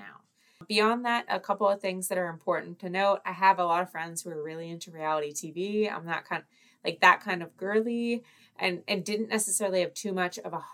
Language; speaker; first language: English; native; English